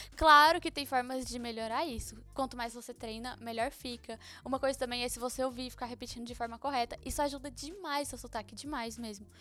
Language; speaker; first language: Portuguese; early bilingual, heritage; Portuguese